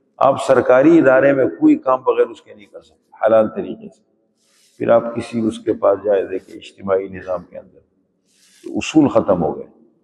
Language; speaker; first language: Urdu; native; Urdu